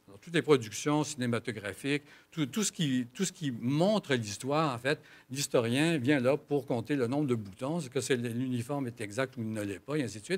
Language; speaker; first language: French; native; French